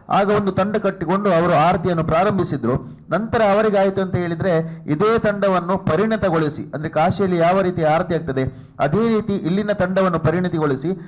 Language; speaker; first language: Kannada; native; Kannada